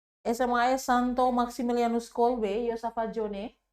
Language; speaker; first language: English; non-native, fluent; Indonesian